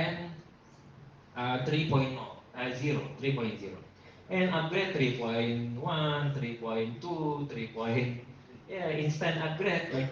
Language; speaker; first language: English; non-native, learner; Indonesian